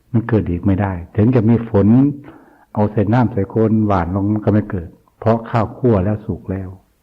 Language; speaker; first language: Thai; non-native, local second language; Northeastern Thai